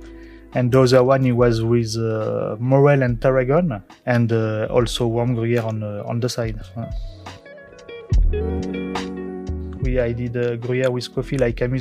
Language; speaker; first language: English; non-native, learner; French